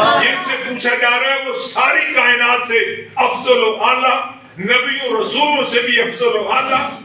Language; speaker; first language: Urdu; non-native, local second language; Punjabi